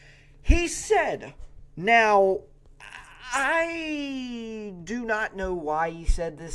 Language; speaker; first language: English; native; English